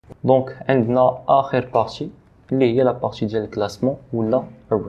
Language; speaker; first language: Arabic; native; Arabic